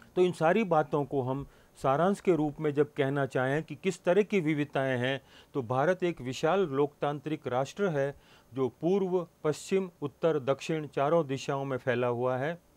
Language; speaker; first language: Hindi; native; Hindi